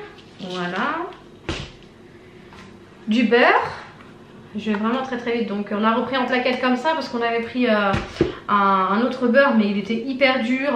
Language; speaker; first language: French; native; French